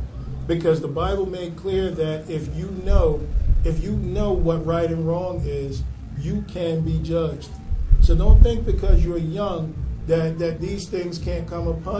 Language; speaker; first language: English; native; English